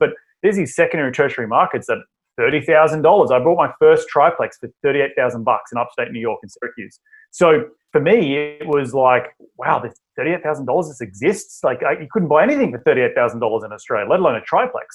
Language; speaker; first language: English; native; English